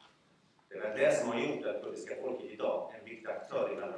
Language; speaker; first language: Swedish; early bilingual, other home language; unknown